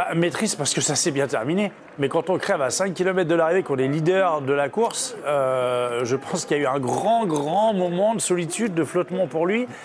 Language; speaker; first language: French; native; French